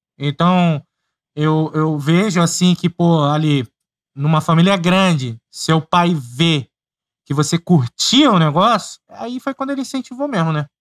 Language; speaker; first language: Portuguese; native; Portuguese